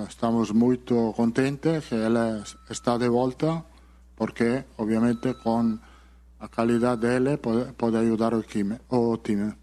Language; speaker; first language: Portuguese; non-native, learner; Italian